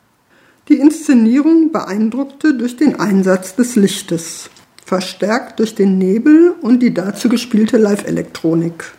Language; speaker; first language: German; native; German